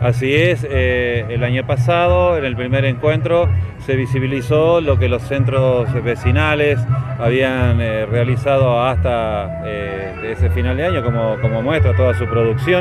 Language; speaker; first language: Spanish; native; Spanish